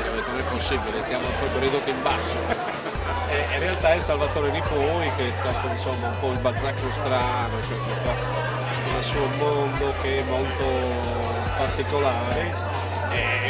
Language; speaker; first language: Italian; native; Italian